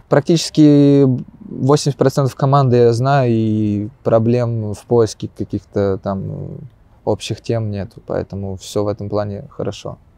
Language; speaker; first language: Russian; native; Russian